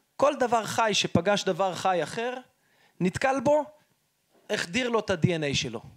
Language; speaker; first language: Hebrew; early bilingual, heritage; Hebrew